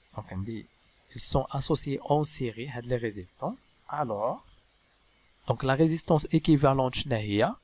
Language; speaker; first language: French; non-native, local second language; Arabic